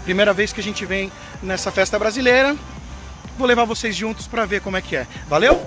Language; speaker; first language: Portuguese; native; Portuguese